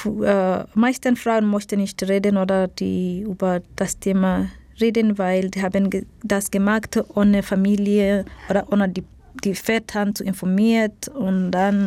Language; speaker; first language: German; non-native, learner; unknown